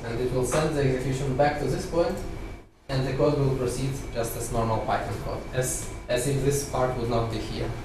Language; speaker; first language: English; non-native, fluent; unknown